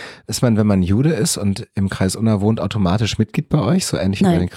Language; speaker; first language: German; native; German